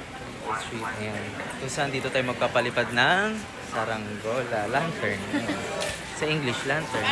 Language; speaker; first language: Filipino; non-native, local second language; Cebuano